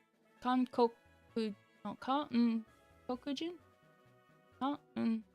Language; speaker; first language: Japanese; non-native, learner; English